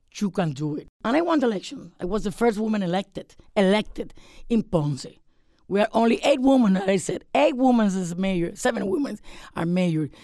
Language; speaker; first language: English; non-native, fluent; Spanish